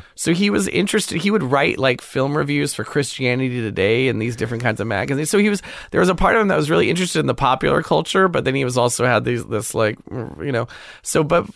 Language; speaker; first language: English; native; English